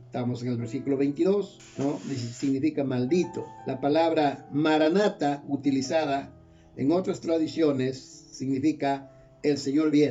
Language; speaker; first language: Spanish; native; Spanish